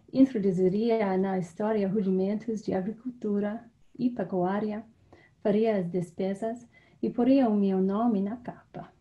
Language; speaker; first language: Portuguese; non-native, fluent; English